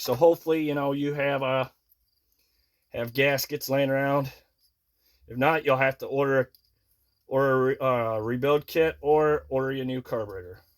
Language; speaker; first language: English; native; English